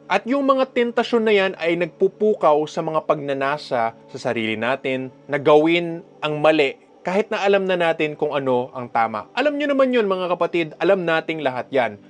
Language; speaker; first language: Filipino; non-native, local second language; Cebuano